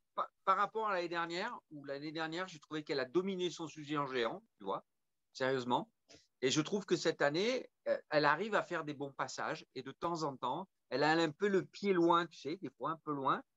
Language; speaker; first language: French; native; French